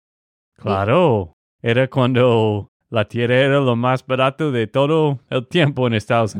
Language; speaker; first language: Spanish; non-native, fluent; English